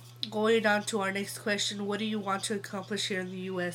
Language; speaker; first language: English; early bilingual, other home language; Spanish